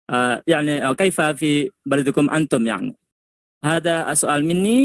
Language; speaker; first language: Arabic; non-native, learner; Indonesian